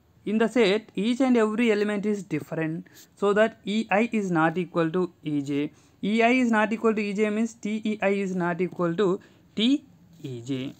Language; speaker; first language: English; non-native, local second language; Telugu